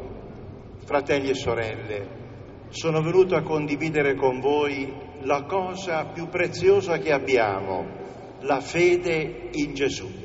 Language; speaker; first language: Italian; native; Italian